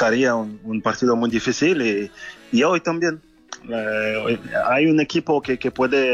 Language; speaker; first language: Spanish; non-native, fluent; French